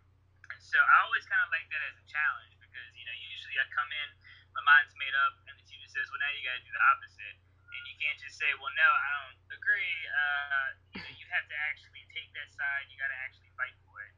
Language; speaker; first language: English; native; English